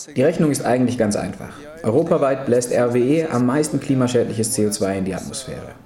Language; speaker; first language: German; non-native, fluent; Spanish